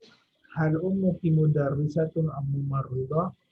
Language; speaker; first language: Arabic; non-native, fluent; Indonesian